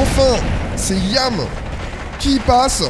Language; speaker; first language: French; native; French